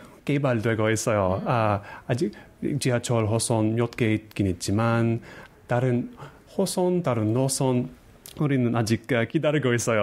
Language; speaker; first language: Korean; non-native, fluent; English